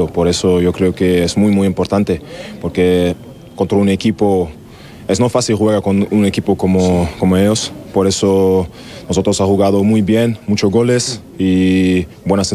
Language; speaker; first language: Spanish; non-native, learner; German